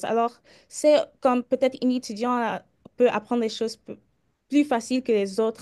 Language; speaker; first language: French; early bilingual, heritage; French